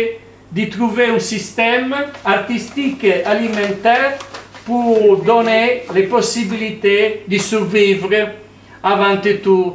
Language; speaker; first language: French; non-native, learner; Italian